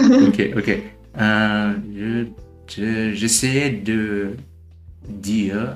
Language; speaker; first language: French; non-native, learner; German